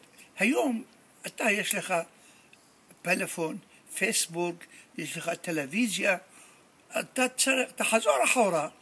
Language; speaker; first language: Hebrew; non-native, fluent; Arabic